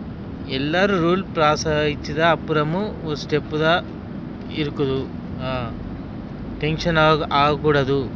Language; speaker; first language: Tamil; non-native, learner; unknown